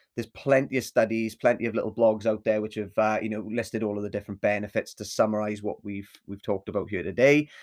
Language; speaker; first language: English; native; English